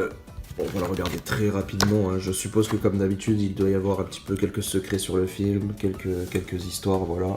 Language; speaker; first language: French; native; French